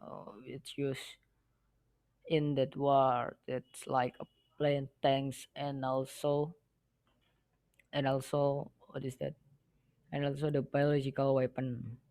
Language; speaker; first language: English; non-native, learner; Indonesian